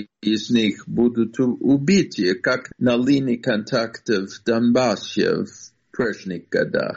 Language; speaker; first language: Russian; non-native, fluent; English